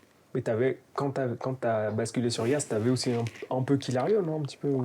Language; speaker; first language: French; native; French